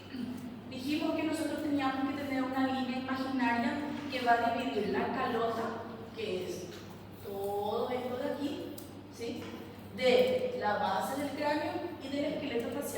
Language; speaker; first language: Spanish; native; Spanish